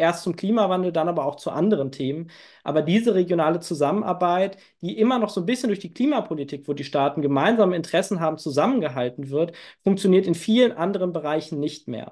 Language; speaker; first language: German; native; German